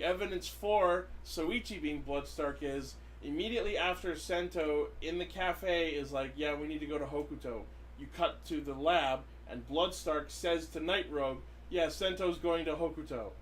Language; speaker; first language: English; native; English